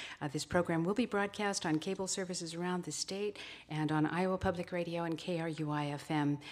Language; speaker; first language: English; native; English